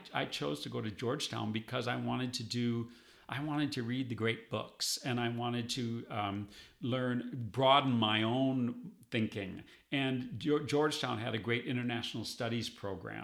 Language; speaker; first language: English; native; English